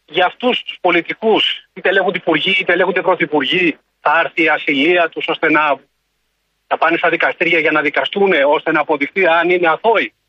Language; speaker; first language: Greek; native; Greek